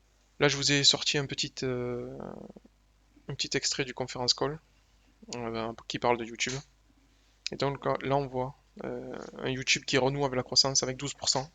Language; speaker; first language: French; native; French